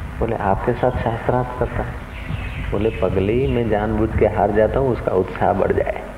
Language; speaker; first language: Hindi; non-native, local second language; Sindhi